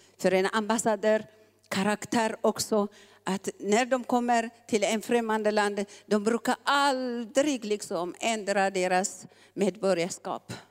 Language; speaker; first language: Swedish; non-native, fluent; Tigrinya